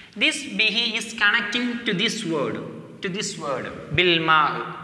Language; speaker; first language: English; non-native, local second language; Malayalam